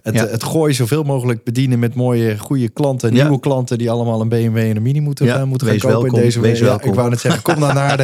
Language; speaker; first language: Dutch; native; Dutch